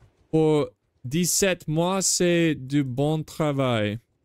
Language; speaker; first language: French; non-native, learner; English